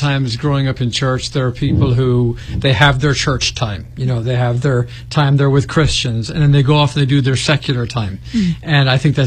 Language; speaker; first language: English; native; English